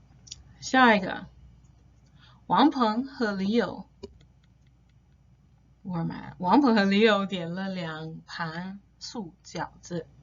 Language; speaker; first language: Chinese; non-native, fluent; English